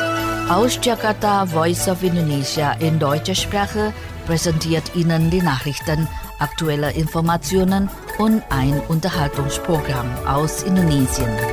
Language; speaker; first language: German; non-native, fluent; Indonesian